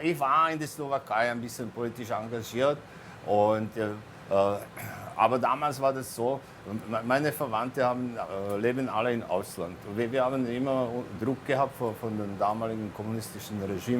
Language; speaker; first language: German; non-native, fluent; Slovak